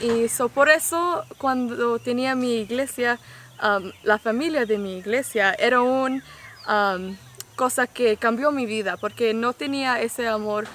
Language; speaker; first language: Spanish; non-native, learner; English